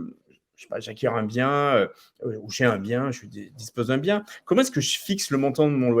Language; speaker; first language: French; native; French